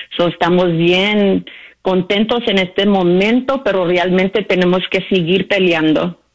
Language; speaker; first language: Spanish; early bilingual, heritage; Spanish